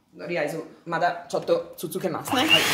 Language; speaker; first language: Japanese; non-native, learner; Italian